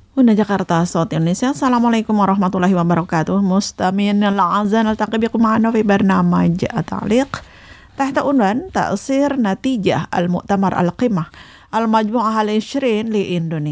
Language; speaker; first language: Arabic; non-native, fluent; Indonesian